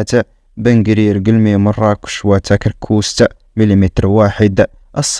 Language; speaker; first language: Arabic; native; Arabic